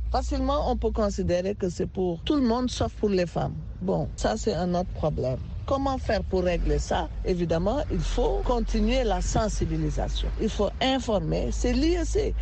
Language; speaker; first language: French; non-native, local second language; Wolof